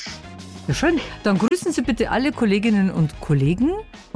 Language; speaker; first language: German; native; German